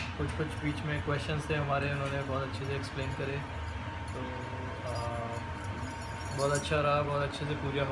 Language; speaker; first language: Hindi; native; Hindi